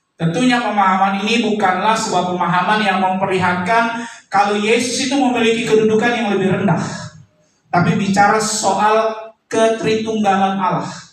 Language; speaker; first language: Indonesian; native; Indonesian